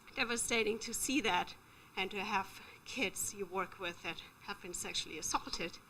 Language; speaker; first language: English; non-native, fluent; German